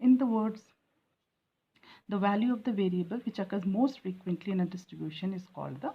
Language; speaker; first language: English; non-native, local second language; Hindi